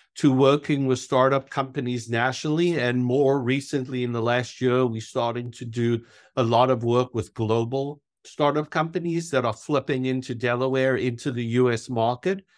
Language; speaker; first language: English; native; English